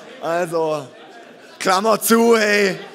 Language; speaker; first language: German; native; German